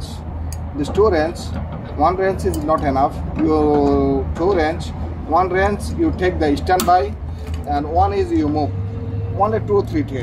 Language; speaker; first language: English; non-native, learner; Bangla